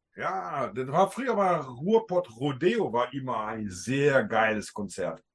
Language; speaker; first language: German; early bilingual, heritage; Dutch